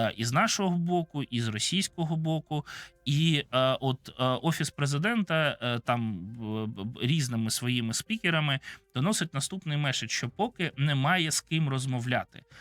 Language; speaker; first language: Ukrainian; non-native, local second language; Russian